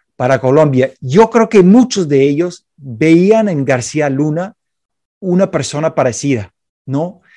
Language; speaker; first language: Spanish; non-native, fluent; English